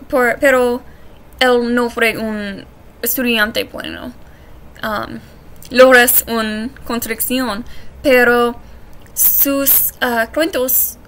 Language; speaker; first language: Spanish; non-native, learner; English